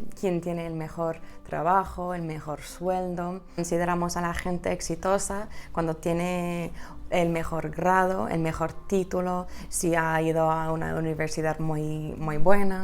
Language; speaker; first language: Spanish; non-native, fluent; English